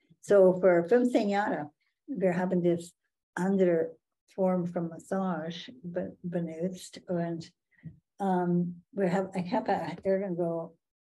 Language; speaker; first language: German; non-native, fluent; English